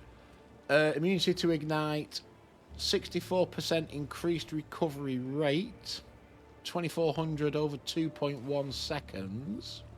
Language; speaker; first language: English; native; English